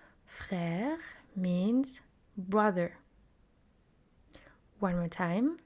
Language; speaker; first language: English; non-native, fluent; French